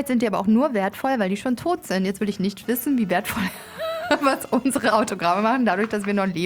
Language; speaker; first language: German; native; German